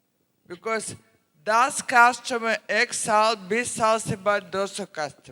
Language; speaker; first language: Hindi; non-native, learner; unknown